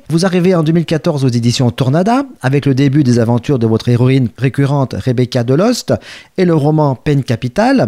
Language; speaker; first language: French; native; French